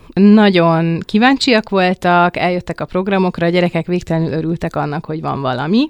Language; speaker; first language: Hungarian; native; Hungarian